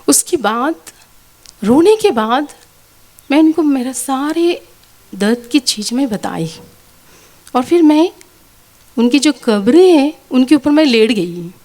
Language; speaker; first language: Hindi; non-native, local second language; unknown